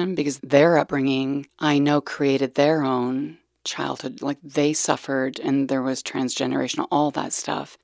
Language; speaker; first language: English; native; English